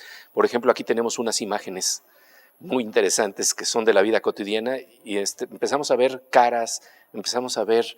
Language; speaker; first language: Spanish; native; Spanish